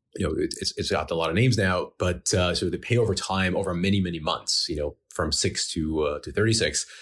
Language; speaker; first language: English; early bilingual, other home language; Ukrainian